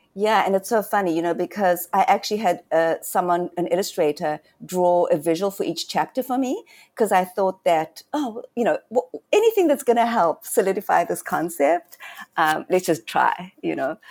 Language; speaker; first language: English; native; English